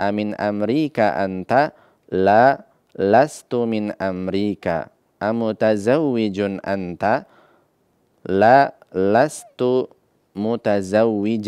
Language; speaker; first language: Arabic; non-native, fluent; Indonesian